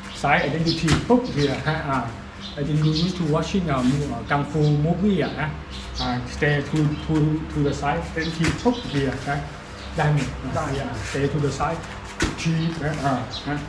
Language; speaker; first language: English; non-native, learner; Thai